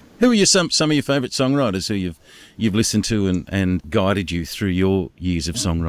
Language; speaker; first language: English; native; English